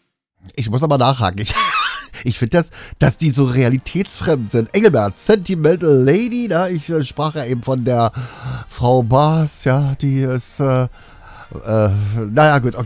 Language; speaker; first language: German; native; German